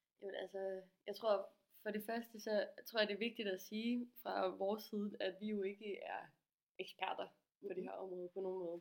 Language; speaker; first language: Danish; native; Danish